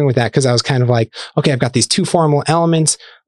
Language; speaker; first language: English; native; English